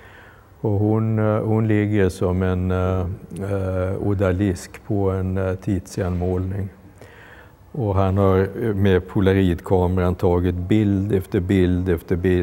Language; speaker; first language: Swedish; native; Swedish